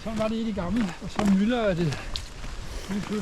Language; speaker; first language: Danish; native; Danish